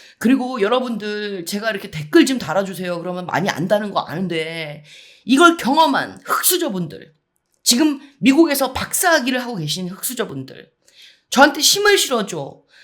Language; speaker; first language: Korean; early bilingual, heritage; Korean